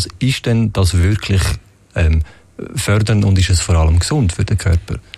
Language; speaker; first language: German; native; German